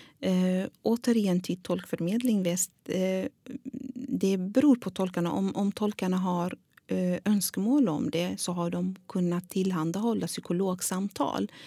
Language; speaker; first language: Swedish; non-native, fluent; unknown